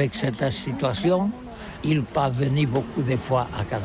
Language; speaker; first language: French; non-native, learner; Catalan